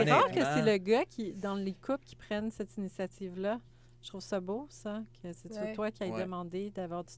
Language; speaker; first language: French; native; French